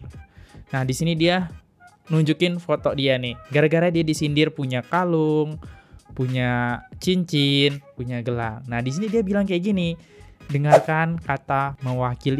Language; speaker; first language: Indonesian; native; Indonesian